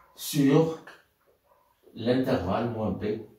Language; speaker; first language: French; non-native, local second language; Arabic